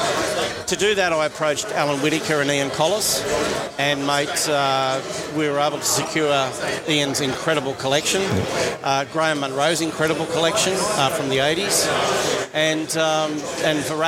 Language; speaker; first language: English; native; English